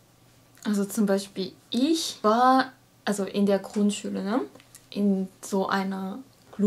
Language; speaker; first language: German; non-native, learner; Japanese